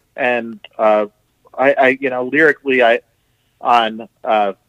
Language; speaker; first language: English; native; English